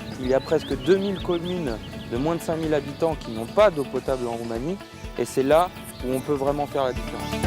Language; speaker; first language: French; early bilingual, other home language; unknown